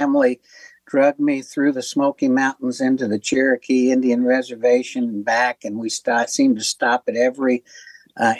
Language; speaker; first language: English; native; English